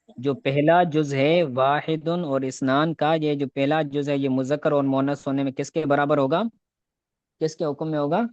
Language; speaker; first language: Urdu; native; Urdu